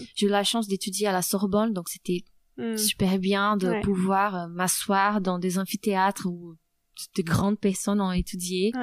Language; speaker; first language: French; non-native, fluent; Portuguese